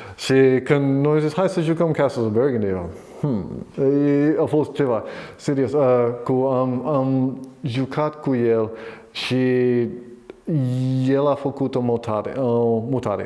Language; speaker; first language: Romanian; non-native, learner; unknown